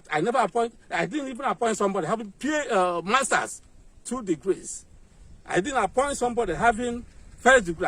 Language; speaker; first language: English; non-native, local second language; Igbo